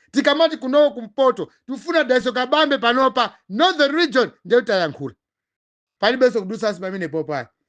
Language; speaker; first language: Nyanja; non-native, local second language; Tumbuka